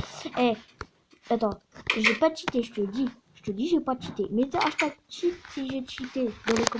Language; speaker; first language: French; native; French